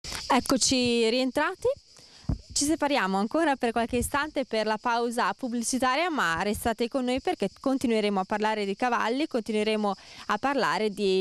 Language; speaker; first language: Italian; native; Italian